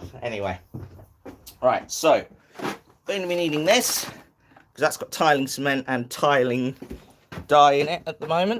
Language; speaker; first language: English; native; English